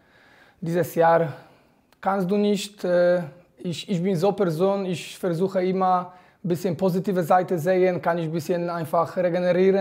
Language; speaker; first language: German; non-native, fluent; Polish